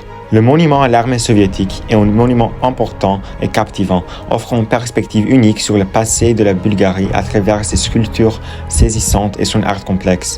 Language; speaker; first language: French; non-native, learner; Bulgarian